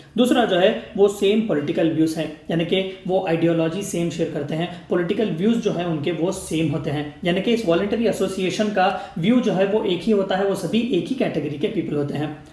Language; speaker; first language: Hindi; native; Hindi